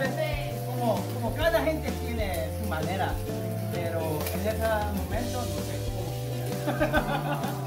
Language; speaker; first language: Spanish; non-native, learner; Korean